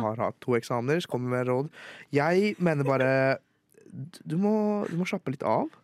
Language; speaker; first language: Norwegian; non-native, fluent; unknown